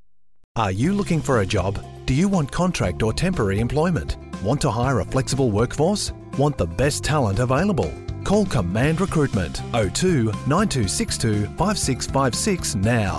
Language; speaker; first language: English; native; English